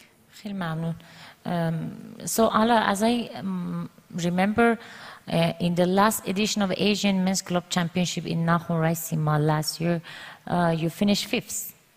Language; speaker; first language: English; non-native, fluent; Persian